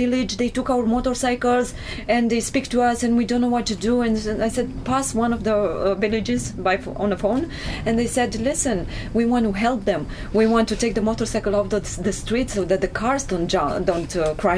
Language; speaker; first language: English; non-native, fluent; Romanian